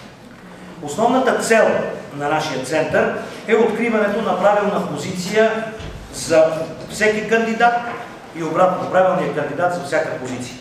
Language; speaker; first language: Bulgarian; native; Bulgarian